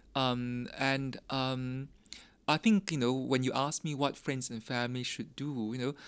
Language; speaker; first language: English; non-native, local second language; Min Nan Chinese